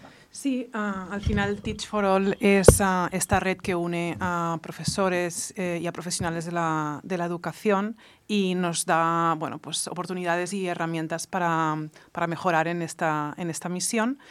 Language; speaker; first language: Spanish; native; Spanish